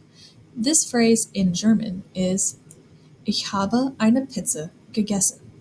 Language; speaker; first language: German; non-native, fluent; English